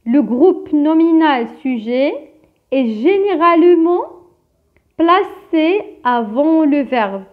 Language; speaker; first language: French; non-native, local second language; Arabic